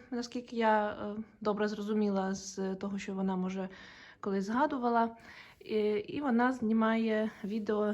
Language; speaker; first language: Ukrainian; non-native, local second language; Russian